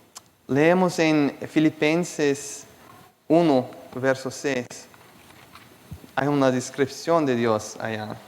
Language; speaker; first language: Spanish; non-native, fluent; Portuguese